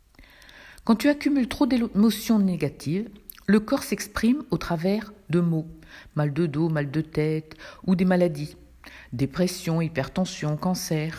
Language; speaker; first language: French; native; French